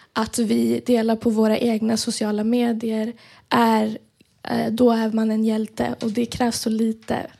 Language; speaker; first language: Swedish; early bilingual, other home language; Persian